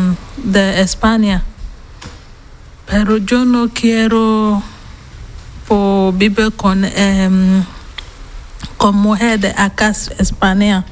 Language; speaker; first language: Spanish; non-native, learner; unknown